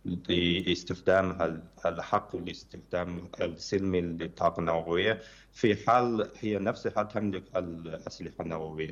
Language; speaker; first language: Arabic; non-native, fluent; Chinese